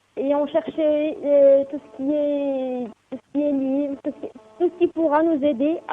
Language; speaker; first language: French; non-native, local second language; Arabic